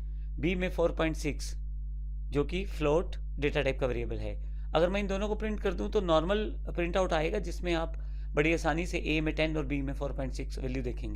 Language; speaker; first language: Hindi; native; Hindi